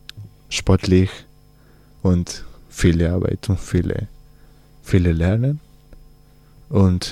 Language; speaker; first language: German; non-native, learner; Spanish